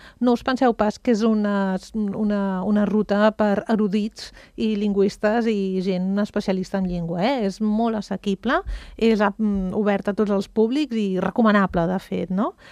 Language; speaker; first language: Catalan; native; Catalan